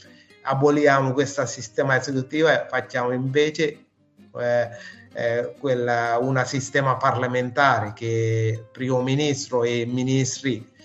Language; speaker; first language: Italian; non-native, fluent; Sinhala